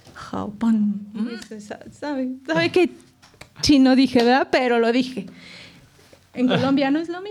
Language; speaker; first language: Spanish; native; Spanish